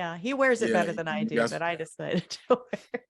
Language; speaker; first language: English; native; English